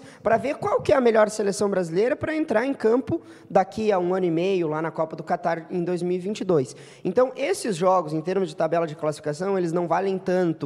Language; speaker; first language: Portuguese; native; Portuguese